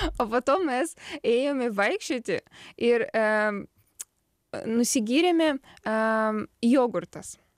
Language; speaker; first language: Lithuanian; non-native, learner; Ukrainian